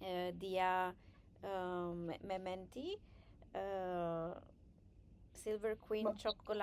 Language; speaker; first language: Indonesian; non-native, learner; English